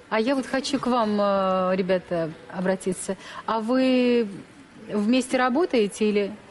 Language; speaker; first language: Russian; native; Russian